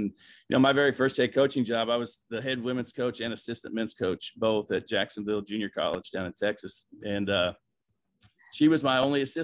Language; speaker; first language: English; native; English